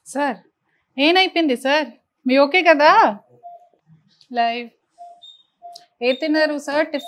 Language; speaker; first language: Telugu; non-native, fluent; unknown